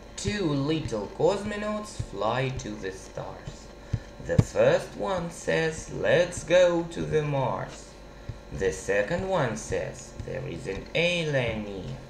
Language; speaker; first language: English; non-native, fluent; Russian